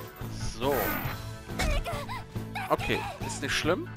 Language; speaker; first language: German; native; German